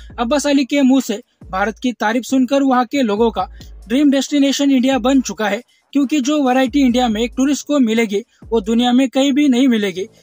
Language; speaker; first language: Hindi; native; Hindi